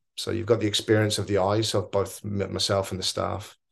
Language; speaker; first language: English; native; English